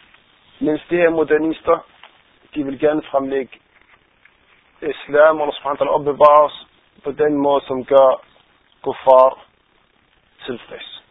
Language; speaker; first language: Danish; non-native, fluent; Arabic